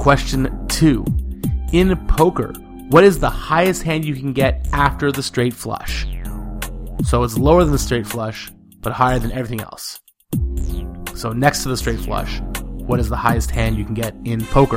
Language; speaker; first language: English; native; English